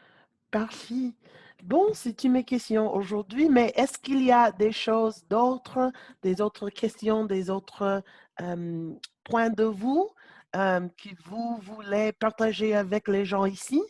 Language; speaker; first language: French; non-native, learner; English